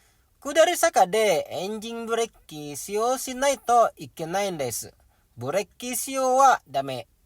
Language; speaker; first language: Japanese; non-native, learner; Indonesian